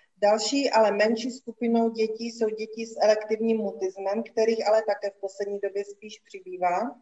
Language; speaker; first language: Czech; native; Czech